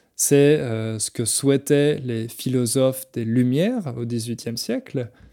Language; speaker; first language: French; native; French